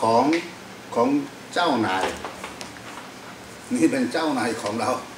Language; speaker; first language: Thai; non-native, fluent; Korean